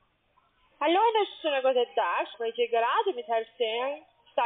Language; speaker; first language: German; non-native, learner; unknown